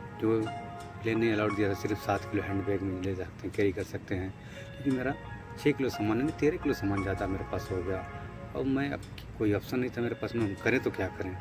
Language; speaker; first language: Hindi; native; Hindi